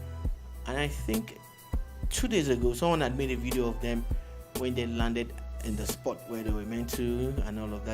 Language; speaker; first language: English; non-native, local second language; Yoruba